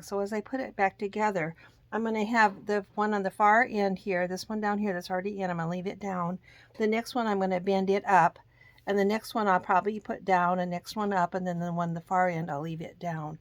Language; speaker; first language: English; native; English